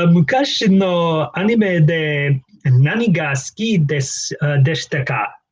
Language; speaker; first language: Japanese; non-native, learner; English